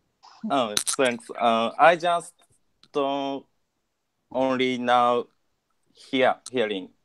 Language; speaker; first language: English; non-native, learner; Japanese